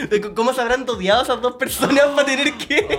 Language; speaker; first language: Spanish; native; Spanish